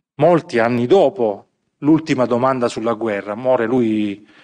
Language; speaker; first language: Italian; native; Italian